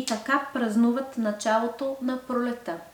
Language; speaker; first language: Bulgarian; non-native, fluent; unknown